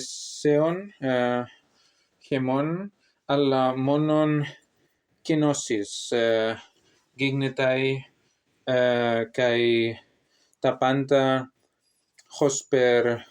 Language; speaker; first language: Greek; non-native, learner; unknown